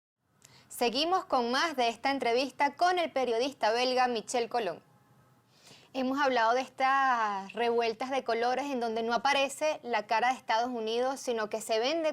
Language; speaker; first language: Spanish; native; Spanish